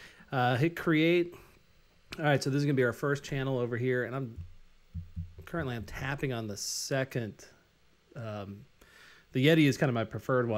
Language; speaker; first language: English; native; English